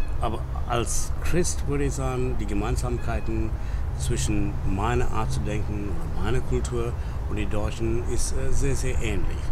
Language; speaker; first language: German; non-native, fluent; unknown